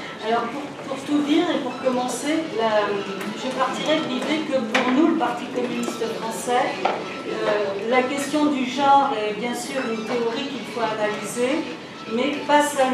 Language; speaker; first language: French; native; French